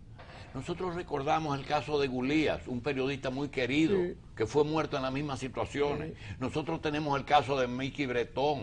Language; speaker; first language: Spanish; native; Spanish